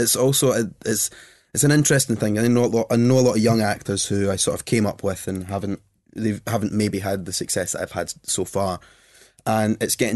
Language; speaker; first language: English; native; English